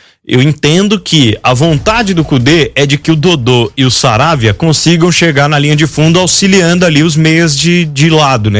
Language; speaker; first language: Portuguese; native; Portuguese